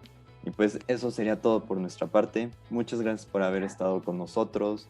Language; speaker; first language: Spanish; native; Spanish